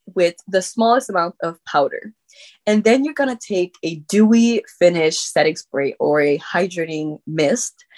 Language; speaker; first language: English; non-native, fluent; French